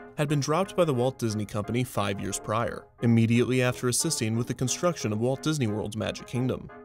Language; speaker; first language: English; native; English